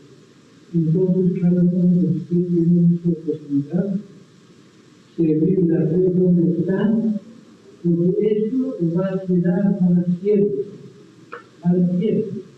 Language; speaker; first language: Spanish; non-native, learner; Persian